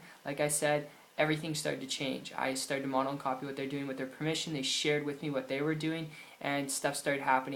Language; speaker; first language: English; native; English